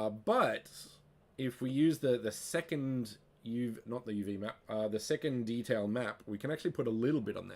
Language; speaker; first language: English; native; English